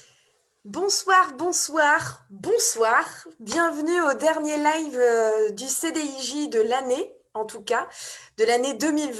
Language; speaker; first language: French; native; French